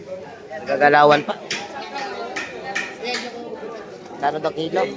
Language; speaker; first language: Filipino; native; Filipino